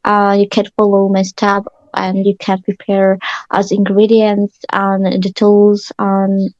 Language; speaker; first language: English; non-native, learner; Indonesian